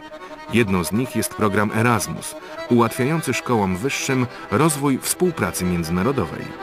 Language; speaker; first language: Polish; native; Polish